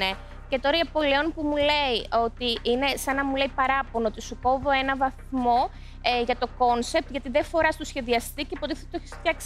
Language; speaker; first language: Greek; native; Greek